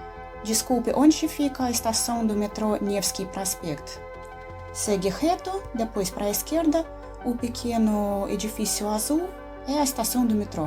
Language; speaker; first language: Portuguese; non-native, fluent; Russian